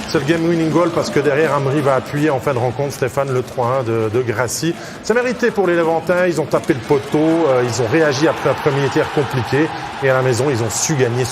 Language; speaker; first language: French; native; French